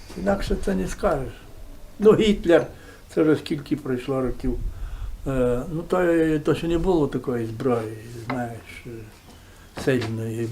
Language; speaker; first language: Ukrainian; native; Ukrainian